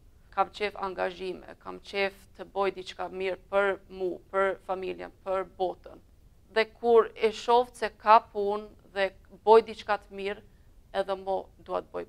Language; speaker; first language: Albanian; early bilingual, heritage; Albanian